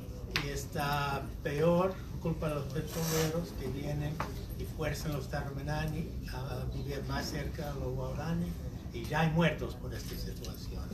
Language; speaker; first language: Spanish; non-native, fluent; English